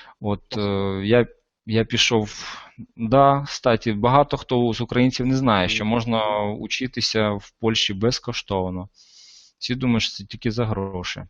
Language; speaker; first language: Ukrainian; non-native, local second language; Russian